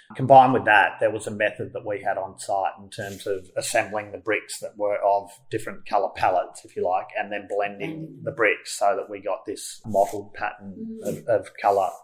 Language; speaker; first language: English; native; English